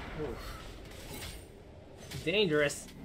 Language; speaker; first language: English; native; English